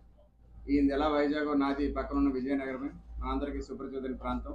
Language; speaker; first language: Telugu; native; Telugu